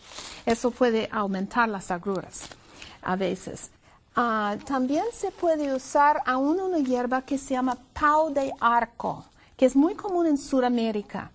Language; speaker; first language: Spanish; non-native, fluent; English